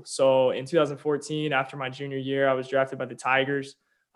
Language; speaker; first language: English; native; English